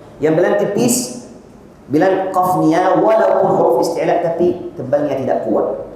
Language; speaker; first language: Malay; non-native, fluent; Arabic